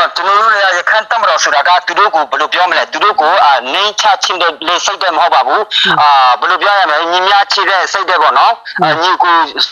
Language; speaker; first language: Burmese; non-native, local second language; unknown